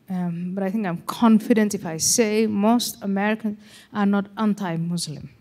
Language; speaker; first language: English; non-native, fluent; Somali